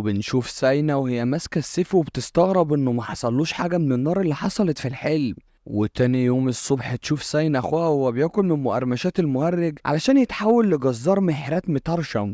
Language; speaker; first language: Arabic; native; Arabic